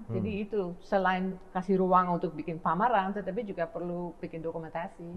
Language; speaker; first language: Indonesian; non-native, fluent; Dutch